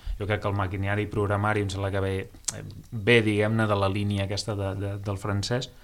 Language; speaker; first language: Catalan; native; Catalan